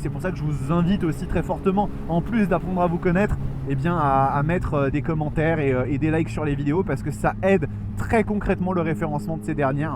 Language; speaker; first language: French; native; French